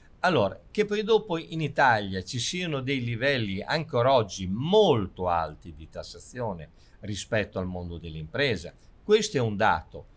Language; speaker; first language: Italian; native; Italian